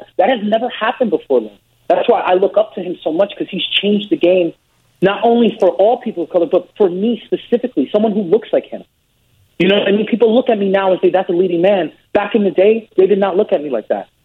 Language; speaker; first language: English; native; English